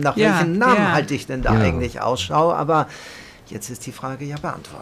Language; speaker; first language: German; native; German